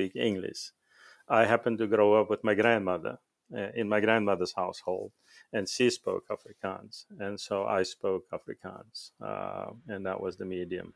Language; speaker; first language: English; non-native, local second language; Afrikaans